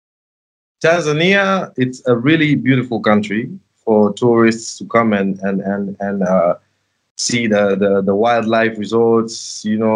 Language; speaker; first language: English; non-native, local second language; Sinhala